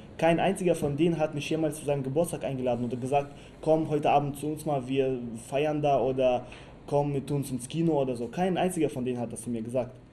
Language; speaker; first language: German; early bilingual, other home language; Russian